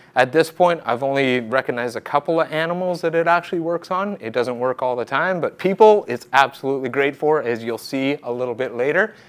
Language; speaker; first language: English; native; English